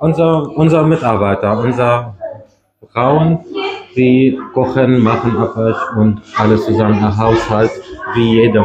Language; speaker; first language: German; non-native, fluent; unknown